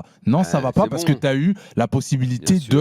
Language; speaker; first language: French; native; French